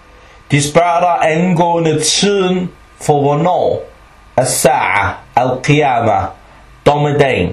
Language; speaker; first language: Danish; early bilingual, other home language; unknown